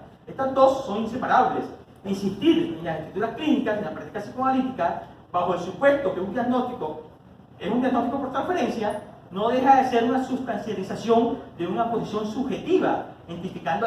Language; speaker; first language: Spanish; native; Spanish